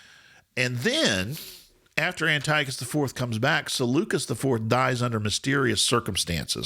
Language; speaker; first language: English; native; English